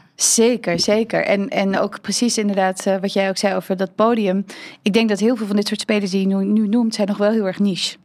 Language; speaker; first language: Dutch; early bilingual, heritage; Dutch